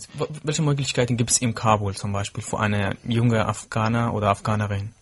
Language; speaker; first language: German; non-native, fluent; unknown